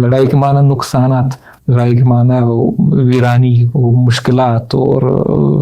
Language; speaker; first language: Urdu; non-native, learner; Pashto